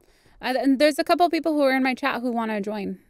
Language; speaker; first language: English; native; English